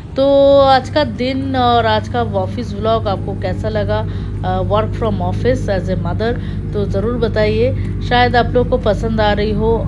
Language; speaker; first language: Hindi; non-native, local second language; Bangla